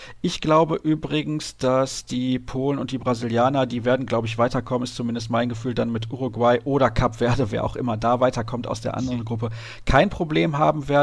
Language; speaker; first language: German; native; German